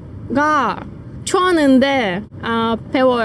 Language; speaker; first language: Korean; non-native, learner; Russian